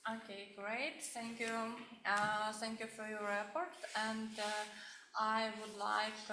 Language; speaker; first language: English; non-native, learner; Ukrainian